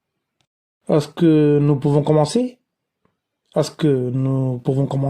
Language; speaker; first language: French; non-native, fluent; Tamil